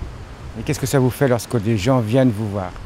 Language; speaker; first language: French; native; French